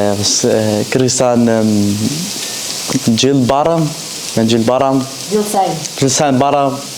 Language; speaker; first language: Kyrgyz; early bilingual, heritage; German